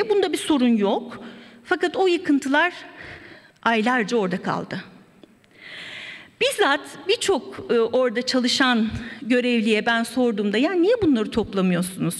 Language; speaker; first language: Turkish; native; Turkish